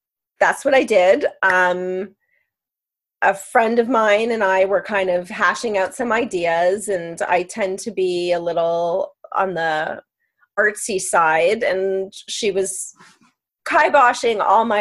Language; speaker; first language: English; native; English